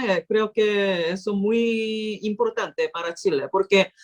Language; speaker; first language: Spanish; non-native, learner; Korean